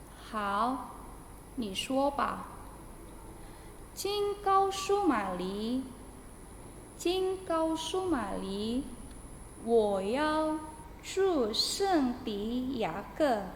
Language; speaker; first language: Chinese; non-native, fluent; Indonesian